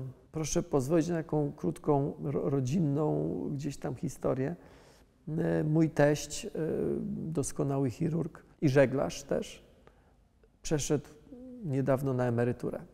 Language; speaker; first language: Polish; native; Polish